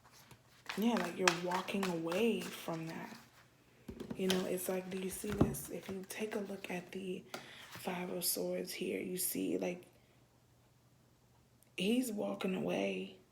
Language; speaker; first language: English; native; English